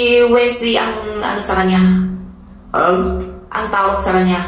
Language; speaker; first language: Filipino; non-native, learner; Chinese